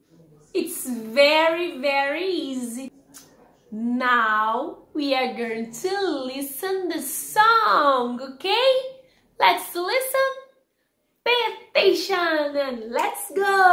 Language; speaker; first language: English; non-native, learner; Portuguese